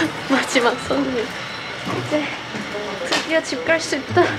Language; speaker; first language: Korean; non-native, fluent; Thai